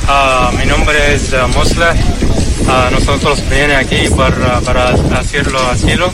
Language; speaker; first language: Spanish; non-native, learner; Arabic